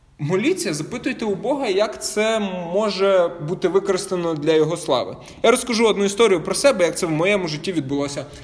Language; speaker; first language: Ukrainian; non-native, local second language; Russian